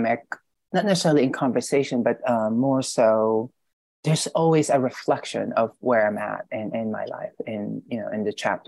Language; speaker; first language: English; non-native, local second language; Filipino